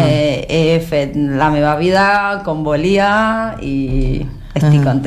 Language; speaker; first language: Catalan; non-native, learner; Spanish